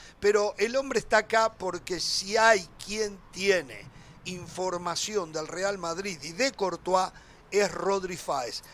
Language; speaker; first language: Spanish; native; Spanish